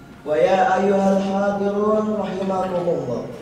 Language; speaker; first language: Arabic; non-native, learner; Indonesian